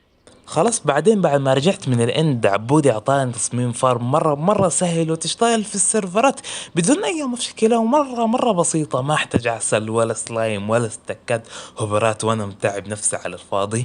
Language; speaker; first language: Arabic; native; Arabic